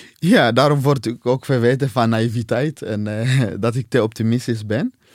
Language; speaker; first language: Dutch; non-native, fluent; Swahili